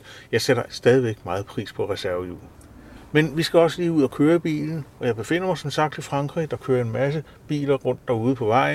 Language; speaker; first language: Danish; native; Danish